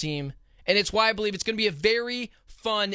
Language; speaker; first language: English; native; English